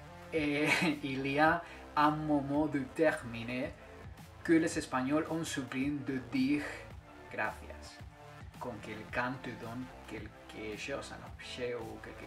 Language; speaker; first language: French; non-native, fluent; Spanish